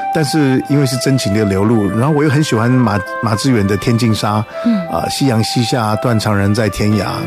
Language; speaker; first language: Chinese; native; Chinese